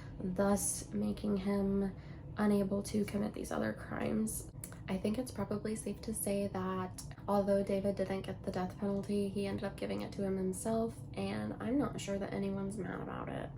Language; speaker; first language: English; native; English